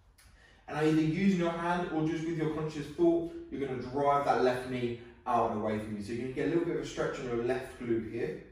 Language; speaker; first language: English; native; English